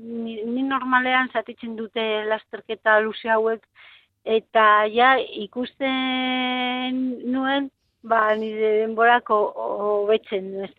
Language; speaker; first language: Basque; non-native, local second language; Spanish